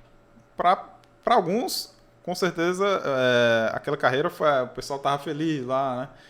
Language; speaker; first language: Portuguese; native; Portuguese